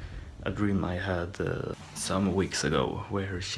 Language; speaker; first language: English; non-native, fluent; Swedish